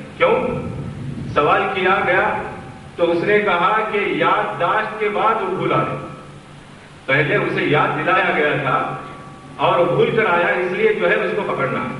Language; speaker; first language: Urdu; native; Urdu